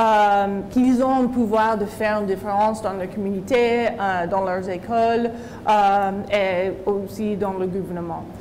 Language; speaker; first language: French; non-native, fluent; English